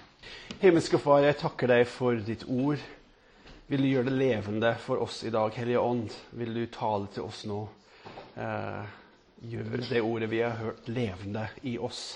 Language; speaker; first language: Norwegian; non-native, fluent; English